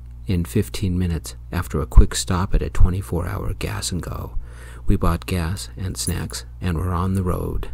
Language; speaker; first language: English; native; English